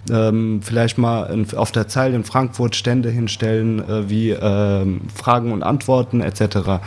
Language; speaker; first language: German; early bilingual, other home language; Arabic